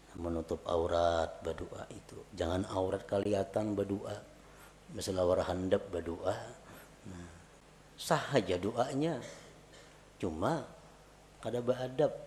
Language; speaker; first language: Indonesian; non-native, local second language; Banjar